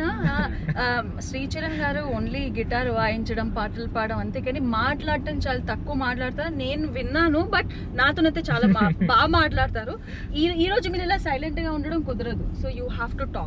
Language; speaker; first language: Telugu; native; Telugu